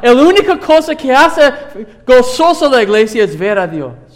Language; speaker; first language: Spanish; non-native, fluent; English